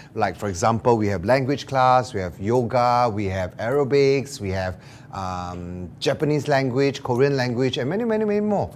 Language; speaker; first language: English; non-native, local second language; Chinese